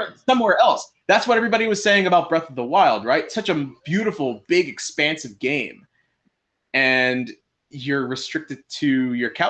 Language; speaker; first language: English; native; English